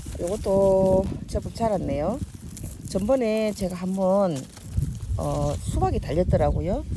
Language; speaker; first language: Korean; native; Korean